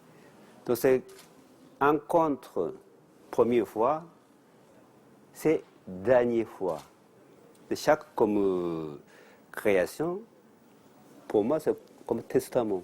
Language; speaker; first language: French; non-native, learner; Japanese